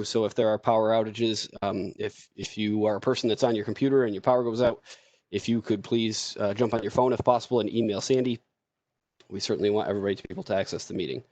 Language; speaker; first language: English; native; English